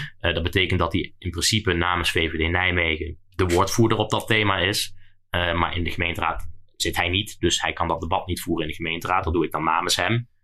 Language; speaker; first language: Dutch; native; Dutch